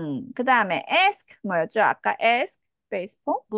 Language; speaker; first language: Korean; native; Korean